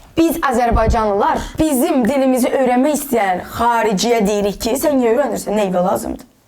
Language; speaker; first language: Azerbaijani; non-native, local second language; Russian